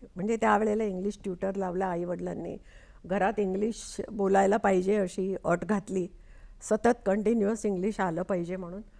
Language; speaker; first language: Marathi; non-native, local second language; Konkani